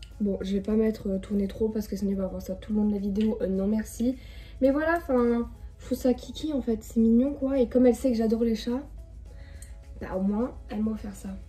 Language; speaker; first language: French; native; French